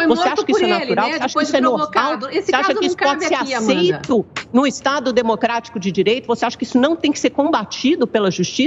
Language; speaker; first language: Portuguese; native; Portuguese